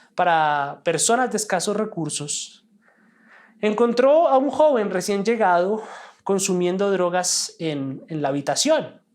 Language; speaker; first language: Spanish; native; Spanish